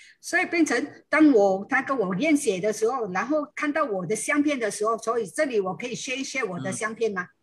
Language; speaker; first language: Chinese; native; Chinese